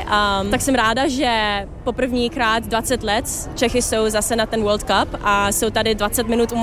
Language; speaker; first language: Czech; early bilingual, heritage; Czech